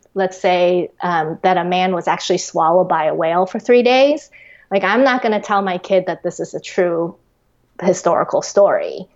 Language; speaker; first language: English; early bilingual, other home language; Chinese